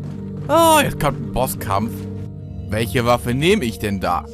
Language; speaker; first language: German; native; German